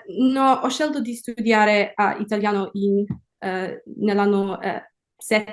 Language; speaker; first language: Italian; non-native, fluent; English